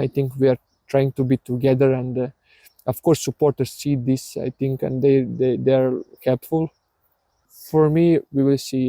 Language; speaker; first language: English; non-native, learner; Serbian